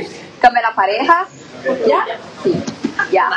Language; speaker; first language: Spanish; non-native, learner; Portuguese